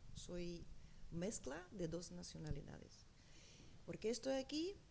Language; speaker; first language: Spanish; non-native, learner; Ukrainian